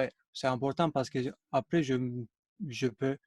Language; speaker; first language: French; non-native, learner; Turkish